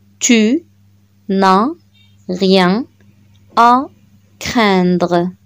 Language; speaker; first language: French; non-native, local second language; Arabic